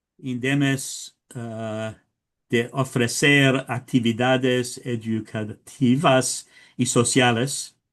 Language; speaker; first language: Spanish; early bilingual, heritage; English